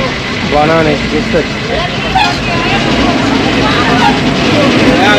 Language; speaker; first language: Spanish; non-native, learner; Romanian